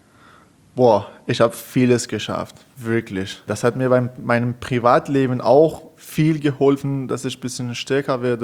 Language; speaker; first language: German; non-native, learner; Persian